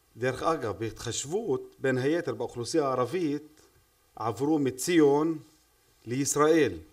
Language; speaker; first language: Hebrew; non-native, local second language; Arabic